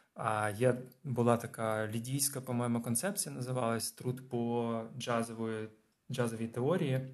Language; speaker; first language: Ukrainian; non-native, local second language; Russian